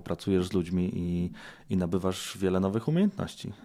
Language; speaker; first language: Polish; native; Polish